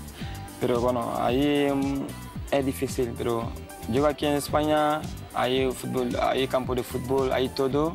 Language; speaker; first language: Spanish; non-native, fluent; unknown